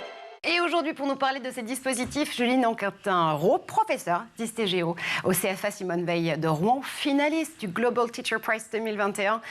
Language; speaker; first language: French; native; French